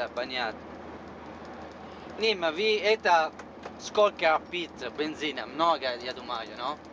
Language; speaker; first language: Russian; non-native, learner; Italian